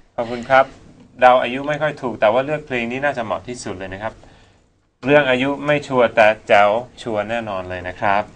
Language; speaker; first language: Thai; non-native, fluent; Swedish